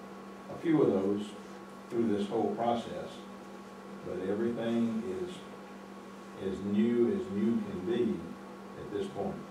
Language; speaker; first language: English; native; English